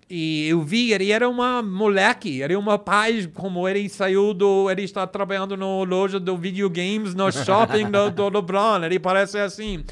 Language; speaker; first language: Portuguese; non-native, fluent; English